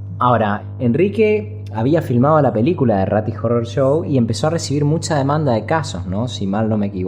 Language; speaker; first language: Spanish; native; Spanish